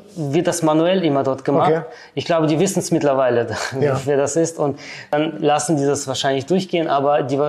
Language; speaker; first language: German; non-native, fluent; Russian